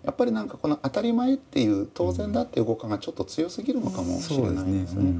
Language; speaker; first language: Japanese; native; Japanese